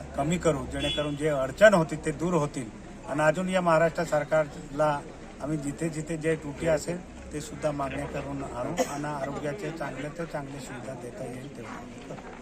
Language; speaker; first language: Marathi; non-native, local second language; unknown